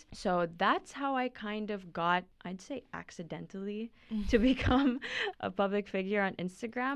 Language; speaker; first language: English; non-native, local second language; Filipino